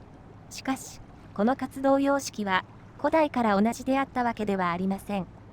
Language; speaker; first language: Japanese; native; Japanese